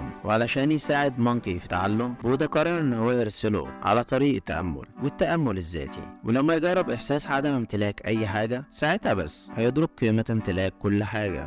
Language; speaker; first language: Arabic; native; Arabic